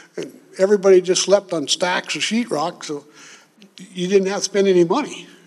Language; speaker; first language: English; native; English